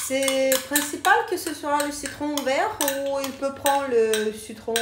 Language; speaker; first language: French; non-native, learner; Russian